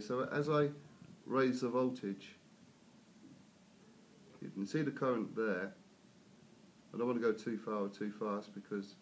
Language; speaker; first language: English; native; English